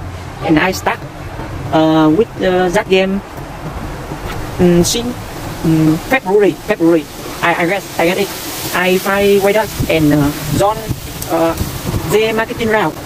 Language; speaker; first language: English; non-native, learner; Vietnamese